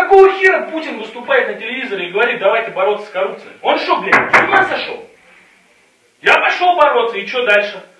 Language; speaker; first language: Russian; native; Russian